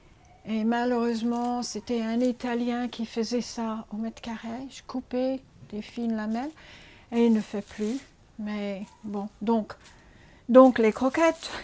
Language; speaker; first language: French; non-native, fluent; English